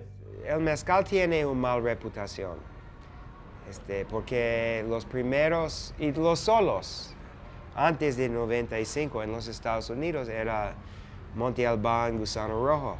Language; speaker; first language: Spanish; non-native, learner; English